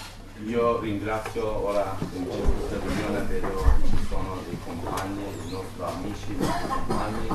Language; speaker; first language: Italian; non-native, learner; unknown